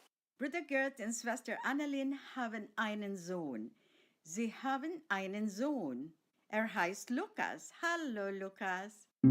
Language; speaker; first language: German; non-native, fluent; Filipino